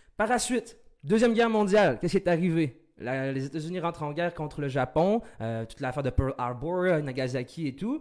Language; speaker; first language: French; early bilingual, other home language; Arabic